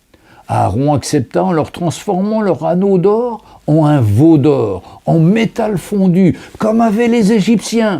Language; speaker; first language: French; native; French